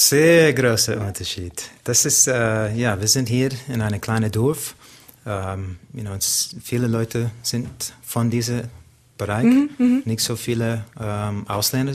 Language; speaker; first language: German; non-native, learner; English